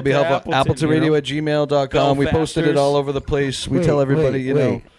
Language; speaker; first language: English; native; English